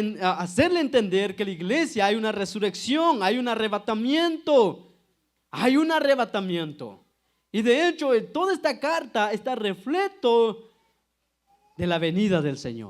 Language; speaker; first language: Spanish; native; Spanish